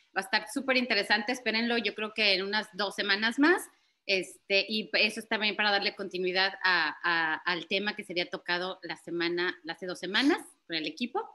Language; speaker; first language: Spanish; native; Spanish